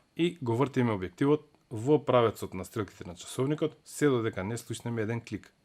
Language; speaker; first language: Macedonian; native; Macedonian